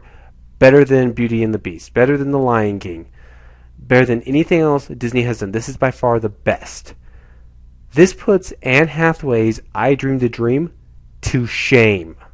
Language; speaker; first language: English; native; English